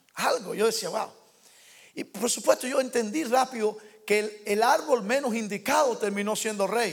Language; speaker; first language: Spanish; native; Spanish